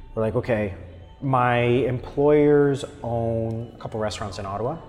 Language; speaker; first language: English; native; English